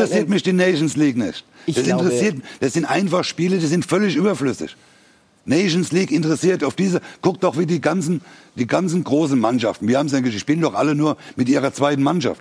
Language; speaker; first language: German; native; German